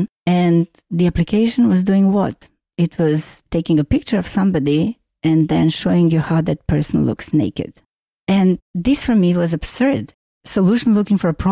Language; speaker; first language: English; non-native, fluent; Macedonian